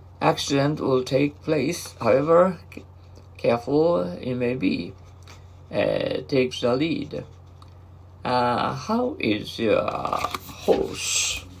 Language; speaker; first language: English; non-native, fluent; Japanese